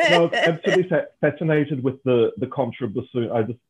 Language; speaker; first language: English; native; English